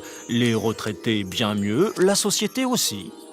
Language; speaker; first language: French; native; French